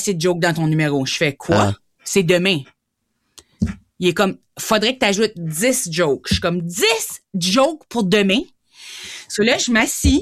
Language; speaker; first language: French; native; French